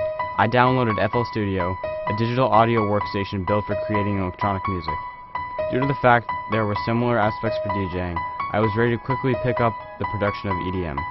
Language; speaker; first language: English; native; English